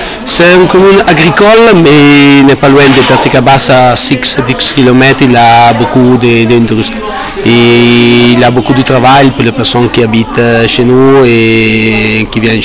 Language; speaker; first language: French; non-native, learner; Italian